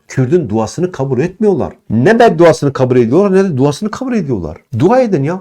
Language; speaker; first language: Turkish; non-native, local second language; Kurdish